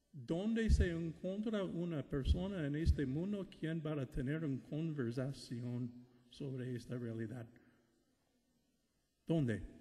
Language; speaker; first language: Spanish; non-native, fluent; English